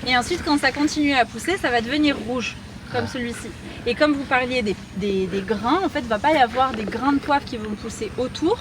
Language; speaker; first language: French; native; French